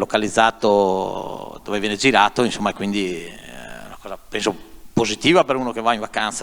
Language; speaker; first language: Italian; native; Italian